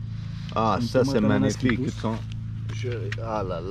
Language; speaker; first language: French; non-native, learner; English